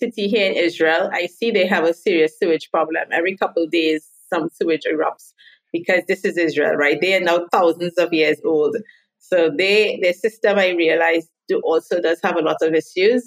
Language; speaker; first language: English; native; English